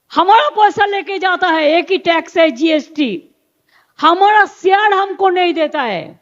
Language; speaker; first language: Hindi; non-native, local second language; Bangla